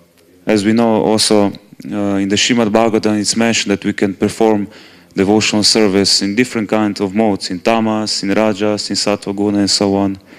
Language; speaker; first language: English; non-native, fluent; Slovenian